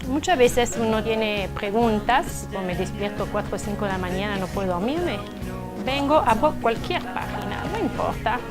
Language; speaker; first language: Spanish; non-native, fluent; French